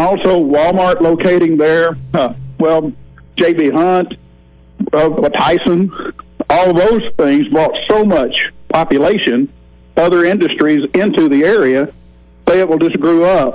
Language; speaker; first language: English; native; English